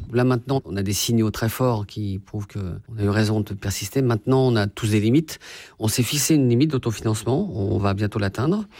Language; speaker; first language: French; native; French